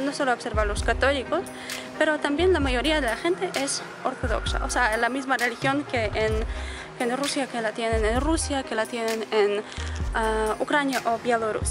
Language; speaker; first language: Spanish; non-native, fluent; Polish